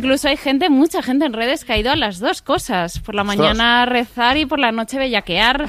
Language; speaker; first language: Spanish; native; Spanish